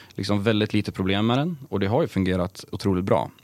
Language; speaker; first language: Swedish; native; Swedish